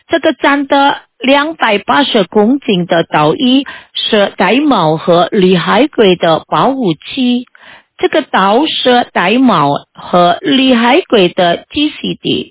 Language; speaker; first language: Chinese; non-native, fluent; Indonesian